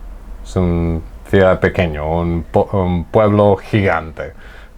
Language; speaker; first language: Spanish; non-native, fluent; English